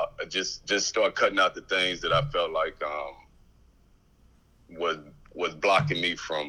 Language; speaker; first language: English; native; English